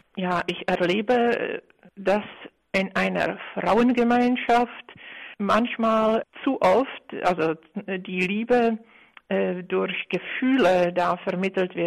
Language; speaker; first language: German; non-native, fluent; Czech